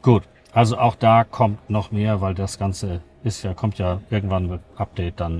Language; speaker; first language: German; native; German